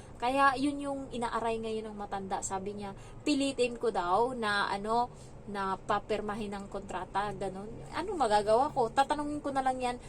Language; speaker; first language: Filipino; native; Filipino